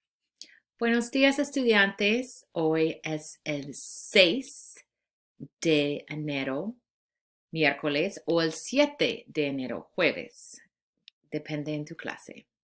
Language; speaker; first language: Spanish; non-native, fluent; English